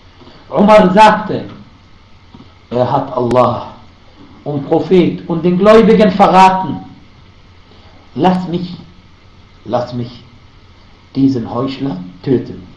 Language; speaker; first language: German; non-native, fluent; Arabic